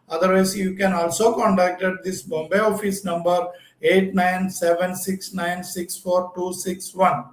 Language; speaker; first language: English; non-native, local second language; Malayalam